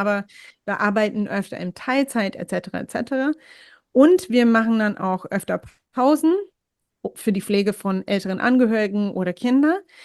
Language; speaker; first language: German; non-native, fluent; English